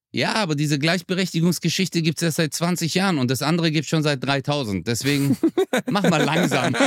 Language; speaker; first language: German; early bilingual, other home language; Turkish